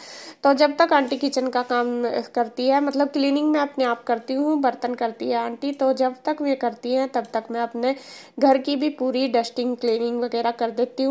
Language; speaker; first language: Hindi; native; Hindi